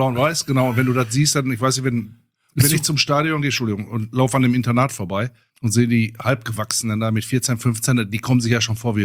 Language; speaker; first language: German; native; German